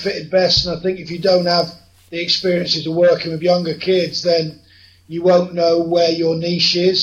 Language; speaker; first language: English; native; English